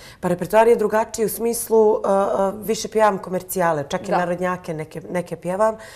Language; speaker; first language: Croatian; native; Croatian